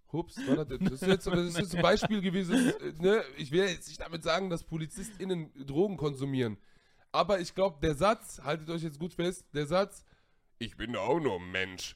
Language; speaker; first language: German; native; German